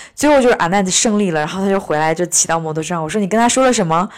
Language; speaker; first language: Chinese; native; Chinese